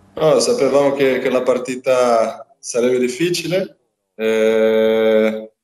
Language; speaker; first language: Italian; non-native, learner; Portuguese